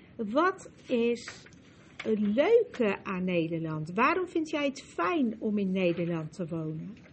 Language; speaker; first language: Dutch; native; Dutch